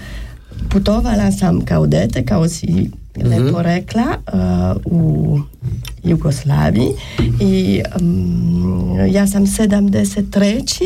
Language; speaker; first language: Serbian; non-native, learner; French